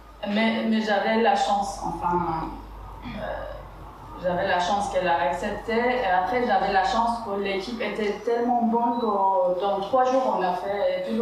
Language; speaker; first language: French; non-native, fluent; Persian